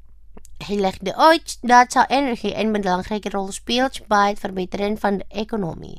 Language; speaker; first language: Dutch; non-native, learner; Indonesian